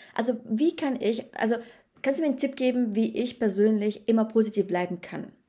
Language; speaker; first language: German; native; German